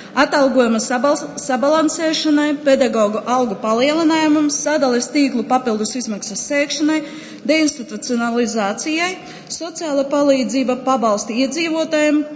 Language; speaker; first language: Latvian; native; Latvian